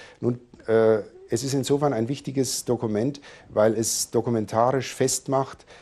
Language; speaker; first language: German; native; German